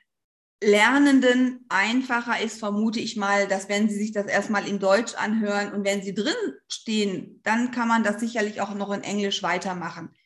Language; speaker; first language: German; native; German